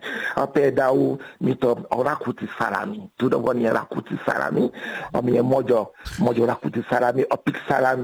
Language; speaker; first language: Hungarian; non-native, fluent; Yoruba